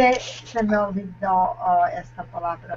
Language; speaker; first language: Spanish; non-native, learner; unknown